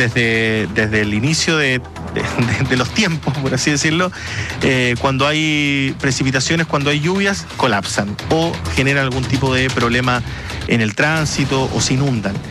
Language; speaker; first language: Spanish; native; Spanish